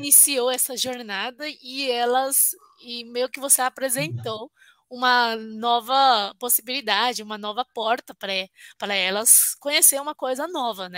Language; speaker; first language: Portuguese; non-native, fluent; Chinese